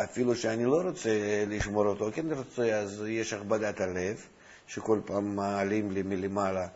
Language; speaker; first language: Hebrew; non-native, fluent; Russian